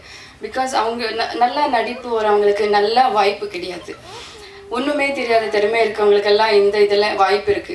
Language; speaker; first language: Tamil; non-native, fluent; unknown